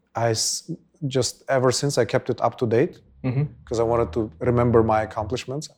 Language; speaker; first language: English; non-native, fluent; Russian